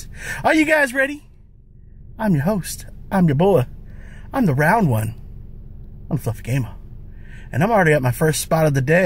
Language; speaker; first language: English; native; English